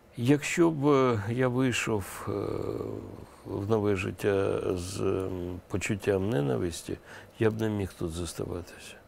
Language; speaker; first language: Ukrainian; non-native, local second language; Russian